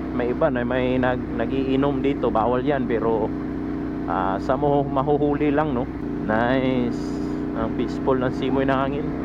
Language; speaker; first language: Filipino; non-native, local second language; Cebuano